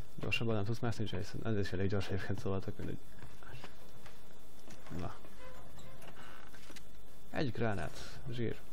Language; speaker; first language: Hungarian; native; Hungarian